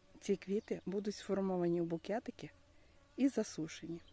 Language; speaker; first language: Ukrainian; native; Ukrainian